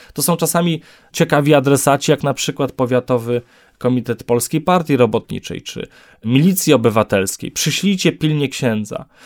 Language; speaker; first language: Polish; native; Polish